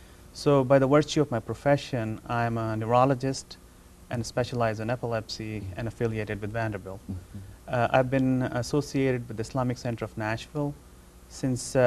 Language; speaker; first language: English; non-native, fluent; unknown